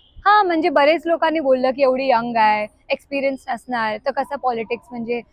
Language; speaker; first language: Marathi; non-native, local second language; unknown